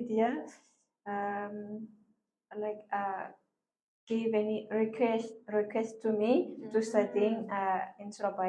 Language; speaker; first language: English; non-native, learner; Malagasy